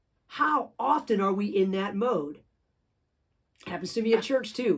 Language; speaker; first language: English; native; English